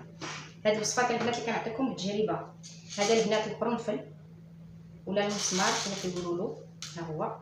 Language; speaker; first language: Arabic; native; Arabic